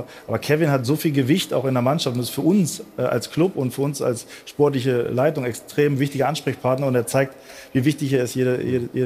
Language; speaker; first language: German; native; German